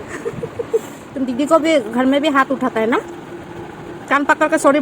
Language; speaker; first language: Hindi; non-native, local second language; Bangla